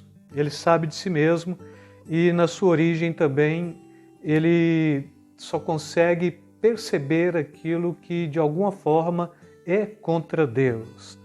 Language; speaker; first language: Portuguese; native; Portuguese